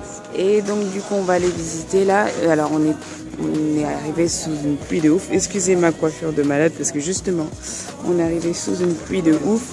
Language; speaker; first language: French; native; French